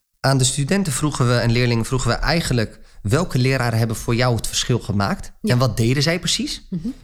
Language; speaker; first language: Dutch; early bilingual, other home language; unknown